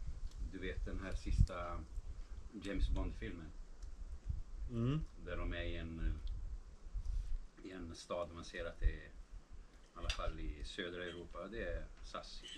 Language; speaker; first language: Swedish; non-native, fluent; Italian